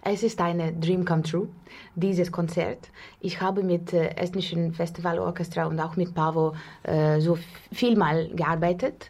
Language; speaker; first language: German; non-native, fluent; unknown